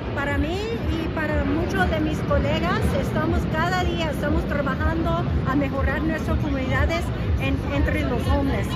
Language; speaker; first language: Spanish; early bilingual, heritage; English